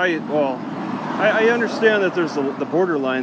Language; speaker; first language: English; native; English